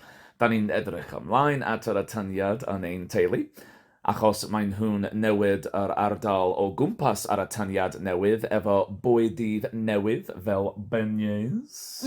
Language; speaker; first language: Welsh; non-native, learner; English